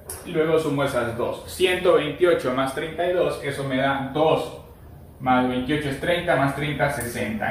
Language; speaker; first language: Spanish; native; Spanish